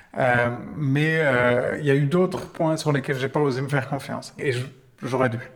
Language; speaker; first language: French; native; French